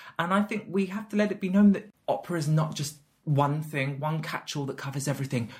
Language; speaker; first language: English; native; English